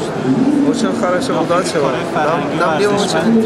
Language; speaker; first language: Russian; non-native, learner; Persian